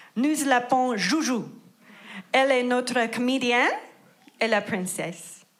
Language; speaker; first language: French; non-native, learner; English